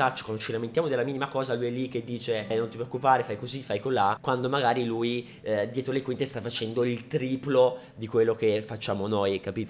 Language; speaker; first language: Italian; native; Italian